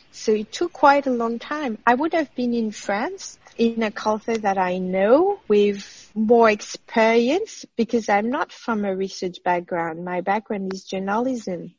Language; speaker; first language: English; non-native, fluent; French